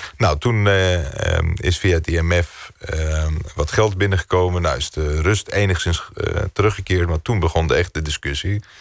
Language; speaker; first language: Dutch; non-native, fluent; Greek